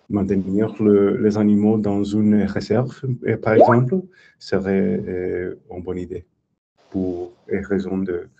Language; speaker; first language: French; non-native, learner; English